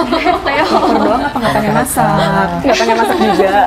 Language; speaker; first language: Indonesian; native; Indonesian